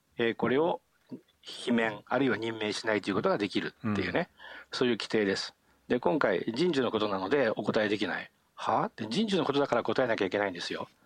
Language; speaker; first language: Japanese; native; Japanese